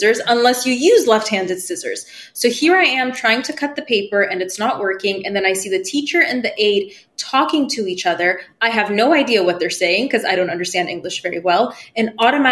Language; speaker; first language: English; early bilingual, other home language; Persian